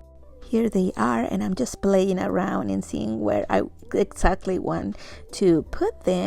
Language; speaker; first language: English; non-native, fluent; Spanish